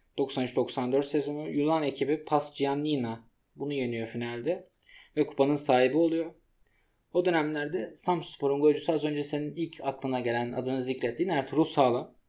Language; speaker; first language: Turkish; native; Turkish